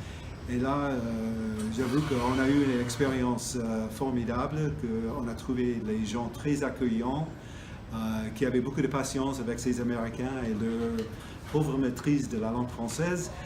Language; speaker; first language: French; non-native, fluent; English